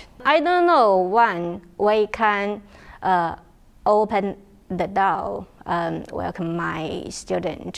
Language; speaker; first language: English; non-native, learner; Chinese